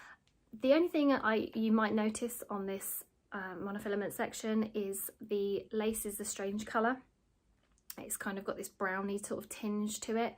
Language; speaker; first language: English; native; English